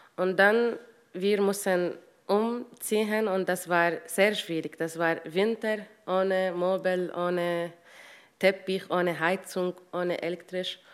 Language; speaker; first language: German; non-native, learner; Arabic